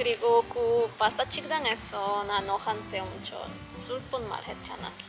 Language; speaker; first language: Korean; non-native, learner; Spanish